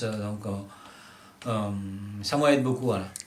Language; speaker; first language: French; non-native, learner; Bangla